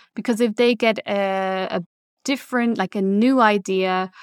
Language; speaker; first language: English; native; English